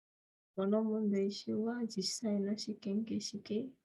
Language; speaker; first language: Japanese; non-native, fluent; Indonesian